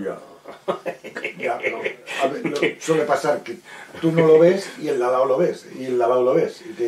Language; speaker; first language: Spanish; native; Spanish